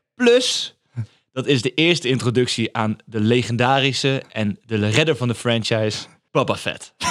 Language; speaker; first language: Dutch; early bilingual, other home language; Bosnian